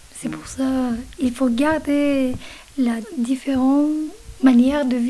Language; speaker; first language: French; non-native, fluent; Kurdish